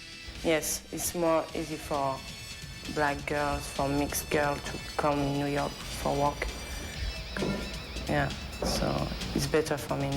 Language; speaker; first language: English; non-native, learner; French